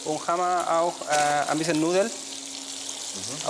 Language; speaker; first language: German; non-native, learner; Spanish